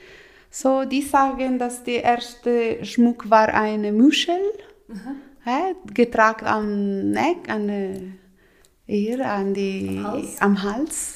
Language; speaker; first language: German; non-native, local second language; Italian